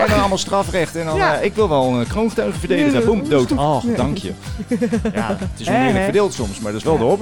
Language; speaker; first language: Dutch; native; Dutch